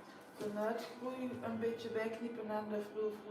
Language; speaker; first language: Dutch; non-native, learner; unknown